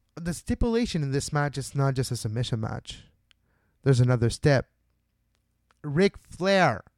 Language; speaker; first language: English; non-native, local second language; French